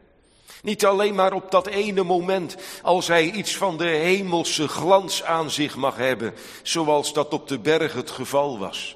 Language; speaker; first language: Dutch; native; Dutch